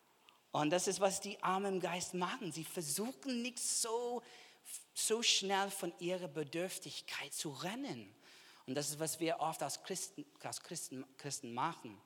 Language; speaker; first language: German; non-native, fluent; English